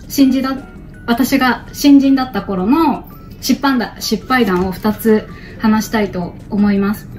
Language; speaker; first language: Japanese; native; Japanese